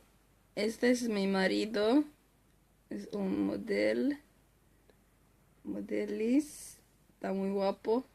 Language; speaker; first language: Spanish; non-native, learner; Swedish